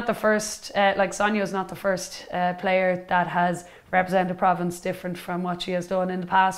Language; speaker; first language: English; native; English